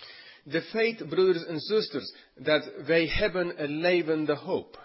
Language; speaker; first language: Dutch; non-native, fluent; English